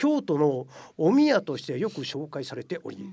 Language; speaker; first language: Japanese; native; Japanese